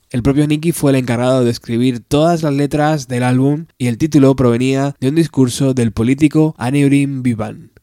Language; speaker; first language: Spanish; native; Spanish